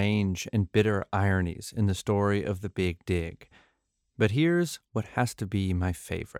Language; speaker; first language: English; native; English